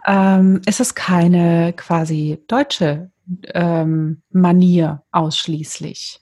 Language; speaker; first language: German; native; German